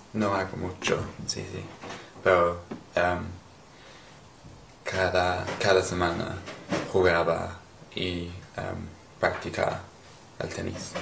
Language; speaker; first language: Spanish; non-native, learner; English